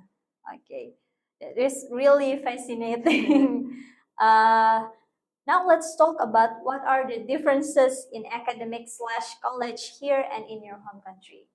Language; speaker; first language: English; non-native, fluent; Indonesian